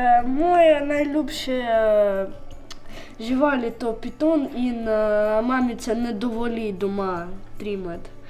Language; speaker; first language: Slovenian; non-native, learner; Russian